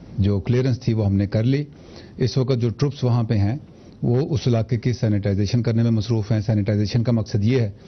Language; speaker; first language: Urdu; native; Urdu